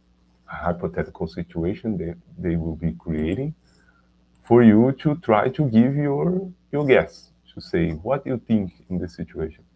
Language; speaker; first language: English; non-native, learner; Portuguese